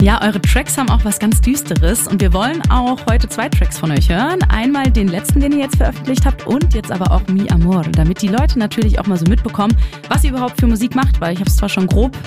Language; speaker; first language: German; native; German